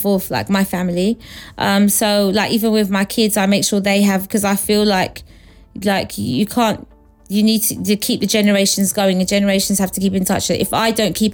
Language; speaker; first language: English; non-native, local second language; Morisyen